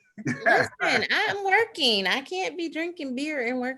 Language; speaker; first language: English; native; English